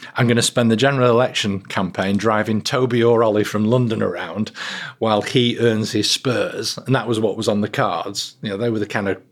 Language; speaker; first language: English; native; English